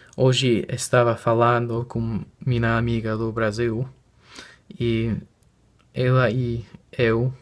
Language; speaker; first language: Portuguese; non-native, learner; English